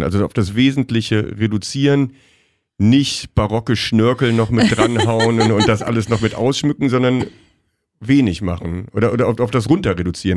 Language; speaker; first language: German; native; German